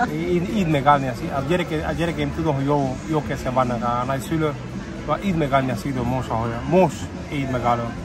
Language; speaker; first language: Hungarian; non-native, learner; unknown